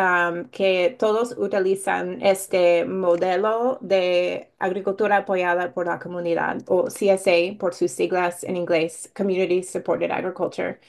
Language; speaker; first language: Spanish; non-native, fluent; English